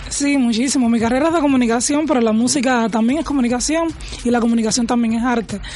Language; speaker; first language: Spanish; native; Spanish